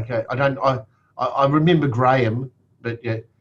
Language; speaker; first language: English; native; English